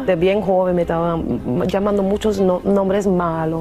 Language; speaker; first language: Spanish; early bilingual, heritage; English